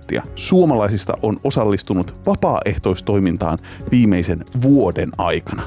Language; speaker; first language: Finnish; native; Finnish